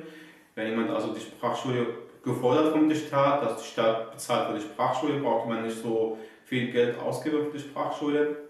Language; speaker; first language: German; non-native, learner; Arabic